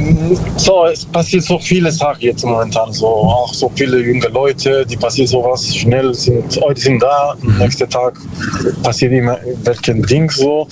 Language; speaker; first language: German; non-native, learner; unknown